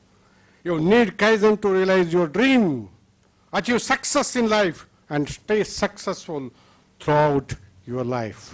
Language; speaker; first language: English; non-native, local second language; Kannada